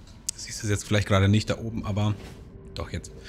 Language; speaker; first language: German; native; German